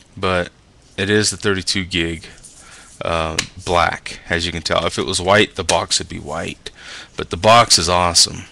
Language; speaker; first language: English; native; English